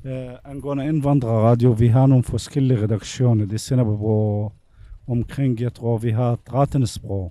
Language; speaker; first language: Danish; non-native, fluent; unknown